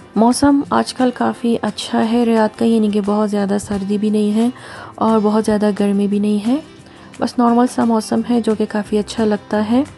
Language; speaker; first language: Urdu; native; Urdu